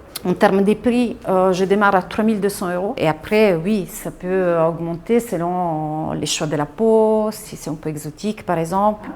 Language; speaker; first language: French; non-native, fluent; Italian